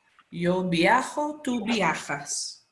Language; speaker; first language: Spanish; non-native, learner; English